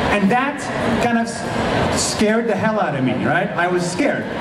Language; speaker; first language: English; non-native, fluent; Arabic